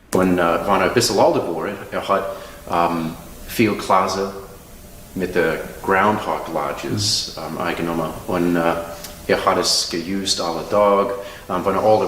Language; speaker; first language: German; early bilingual, heritage; Pennsylvania German